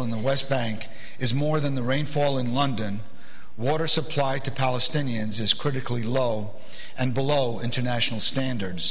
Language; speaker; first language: English; early bilingual, other home language; Arabic